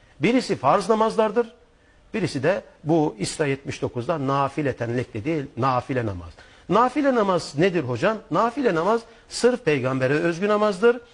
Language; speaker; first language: Turkish; native; Turkish